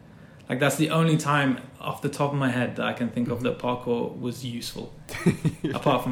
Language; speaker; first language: English; native; English